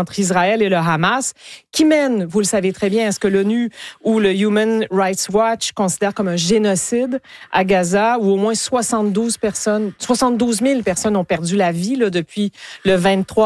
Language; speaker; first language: French; native; French